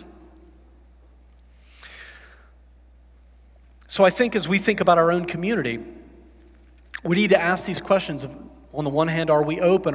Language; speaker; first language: English; native; English